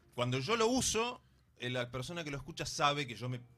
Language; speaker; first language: Spanish; native; Spanish